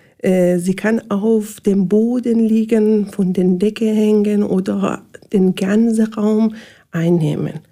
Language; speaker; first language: German; non-native, learner; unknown